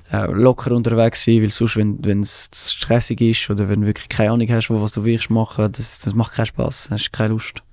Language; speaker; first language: German; non-native, local second language; French